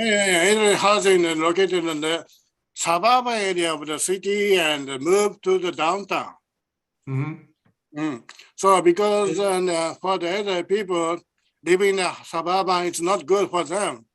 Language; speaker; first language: English; non-native, learner; Japanese